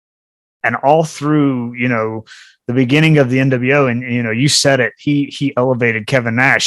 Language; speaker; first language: English; native; English